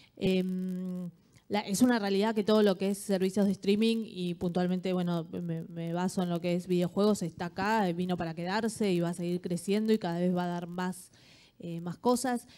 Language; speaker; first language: Spanish; native; Spanish